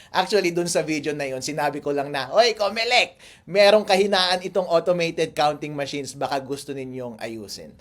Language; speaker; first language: Filipino; non-native, local second language; Iloko